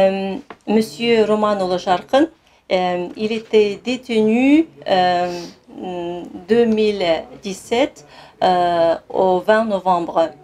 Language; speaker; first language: French; non-native, fluent; Kazakh